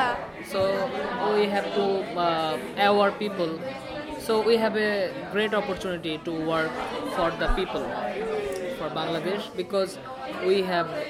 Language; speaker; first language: English; non-native, learner; Bangla